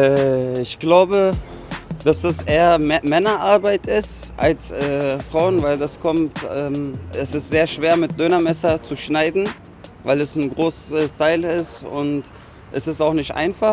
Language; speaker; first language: German; non-native, fluent; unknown